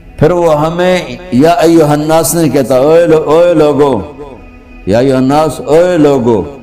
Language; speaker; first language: Urdu; non-native, local second language; Punjabi